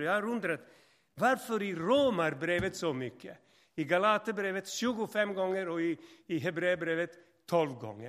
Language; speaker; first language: Swedish; non-native, fluent; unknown